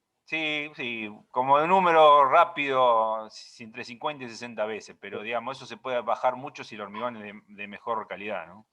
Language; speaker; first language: Spanish; native; Spanish